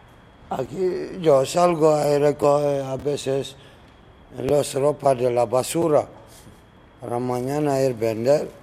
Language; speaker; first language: Spanish; non-native, learner; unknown